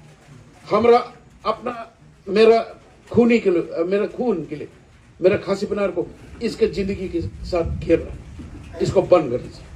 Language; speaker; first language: Hindi; non-native, local second language; Khasi